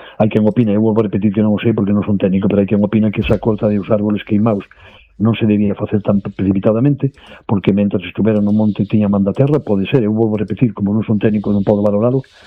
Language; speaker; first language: Galician; native; Galician